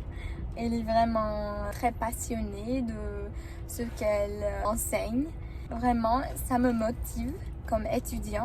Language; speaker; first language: French; non-native, learner; English